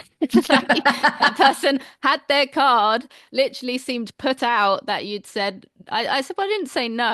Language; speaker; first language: English; native; English